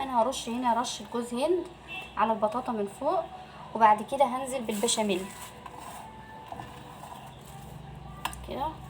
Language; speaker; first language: Arabic; native; Arabic